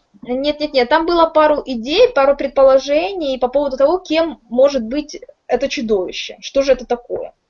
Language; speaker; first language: Russian; native; Russian